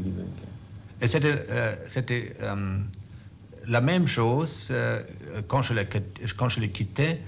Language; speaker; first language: French; non-native, fluent; German